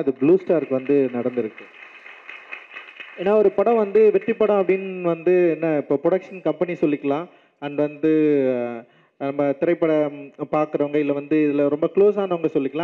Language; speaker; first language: Tamil; native; Tamil